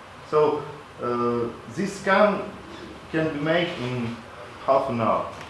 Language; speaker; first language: English; non-native, local second language; Latvian